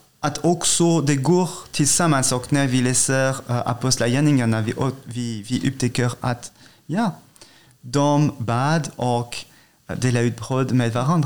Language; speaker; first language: Swedish; non-native, fluent; French